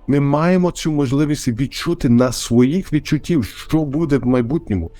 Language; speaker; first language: Ukrainian; early bilingual, heritage; Ukrainian